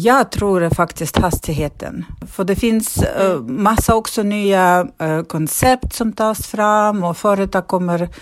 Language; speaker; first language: Swedish; non-native, fluent; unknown